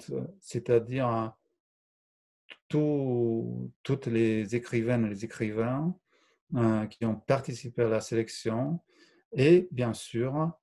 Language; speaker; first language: French; non-native, fluent; Polish